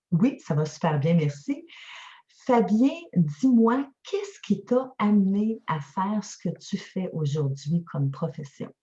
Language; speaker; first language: French; native; French